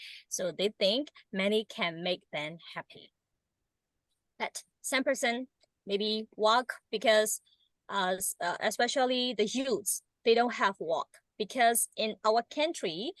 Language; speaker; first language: English; non-native, learner; Burmese